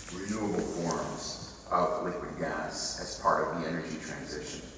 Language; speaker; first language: English; native; English